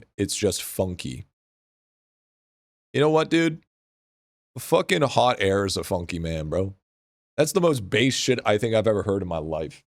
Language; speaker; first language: English; native; English